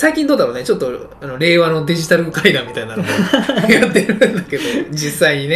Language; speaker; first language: Japanese; native; Japanese